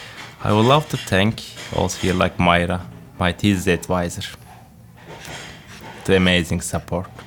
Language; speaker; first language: English; non-native, fluent; Turkish